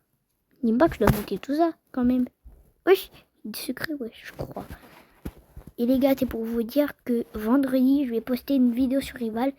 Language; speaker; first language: French; native; French